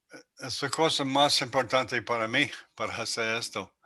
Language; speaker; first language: Spanish; non-native, learner; English